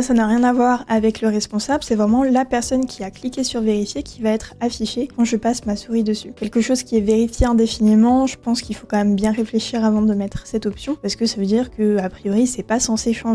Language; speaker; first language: French; native; French